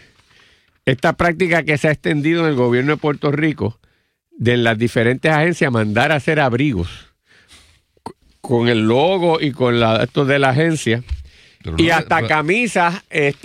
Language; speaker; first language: Spanish; native; Spanish